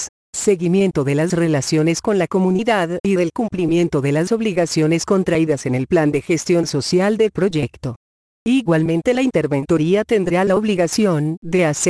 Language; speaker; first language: Spanish; native; Spanish